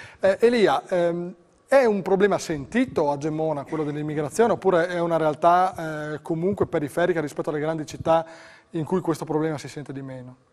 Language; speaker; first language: Italian; native; Italian